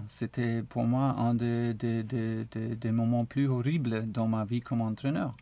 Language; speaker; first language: French; non-native, learner; German